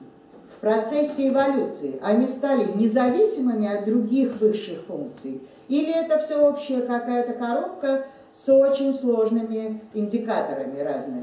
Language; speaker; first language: Russian; native; Russian